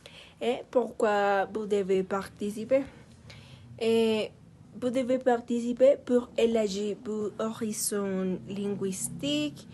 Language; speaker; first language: French; non-native, learner; Spanish